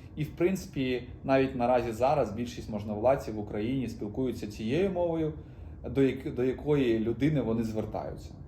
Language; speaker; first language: Ukrainian; non-native, local second language; Russian